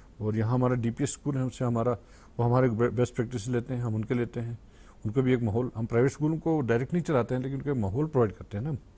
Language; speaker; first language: Urdu; non-native, local second language; Kashmiri